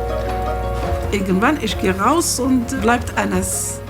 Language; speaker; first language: German; non-native, learner; Arabic